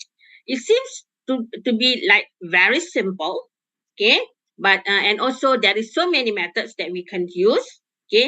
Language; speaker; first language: English; non-native, local second language; Malay